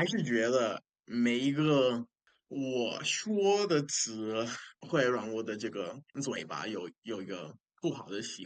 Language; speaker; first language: Chinese; non-native, fluent; English